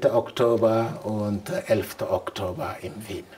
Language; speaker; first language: German; non-native, learner; Mandingo